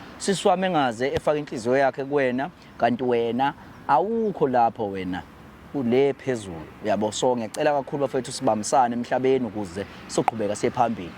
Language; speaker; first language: Zulu; native; Zulu